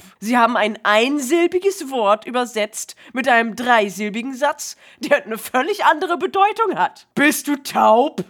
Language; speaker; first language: German; native; German